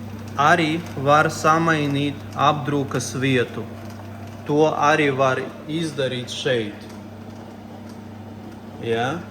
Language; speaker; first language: Latvian; non-native, local second language; Russian